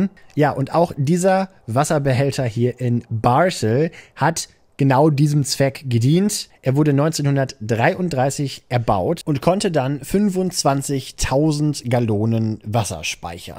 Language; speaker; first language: German; native; German